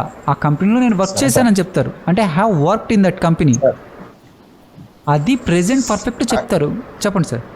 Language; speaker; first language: Telugu; native; Telugu